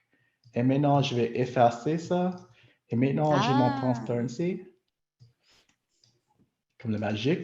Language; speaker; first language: French; non-native, local second language; English